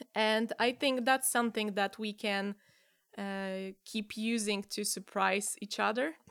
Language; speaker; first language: English; non-native, fluent; Polish